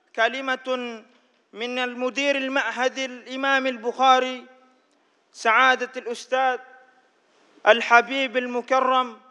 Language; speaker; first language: Arabic; non-native, fluent; Indonesian